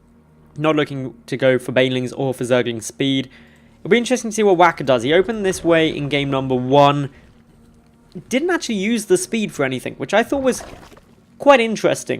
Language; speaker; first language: English; native; English